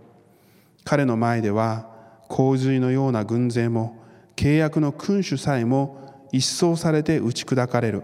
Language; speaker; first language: Japanese; non-native, fluent; Korean